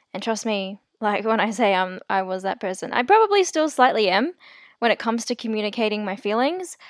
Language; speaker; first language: English; native; English